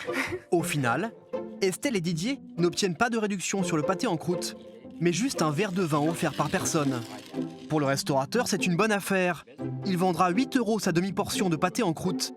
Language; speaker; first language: French; native; French